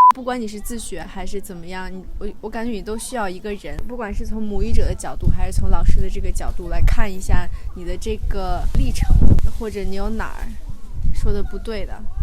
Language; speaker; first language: Chinese; native; Chinese